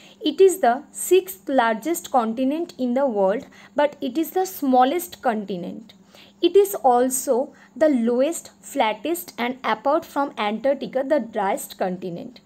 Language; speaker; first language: English; non-native, local second language; Bangla